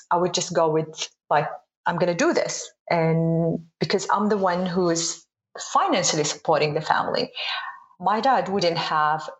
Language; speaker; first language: English; non-native, fluent; Arabic